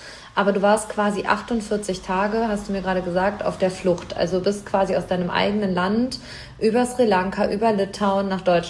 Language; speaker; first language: German; native; German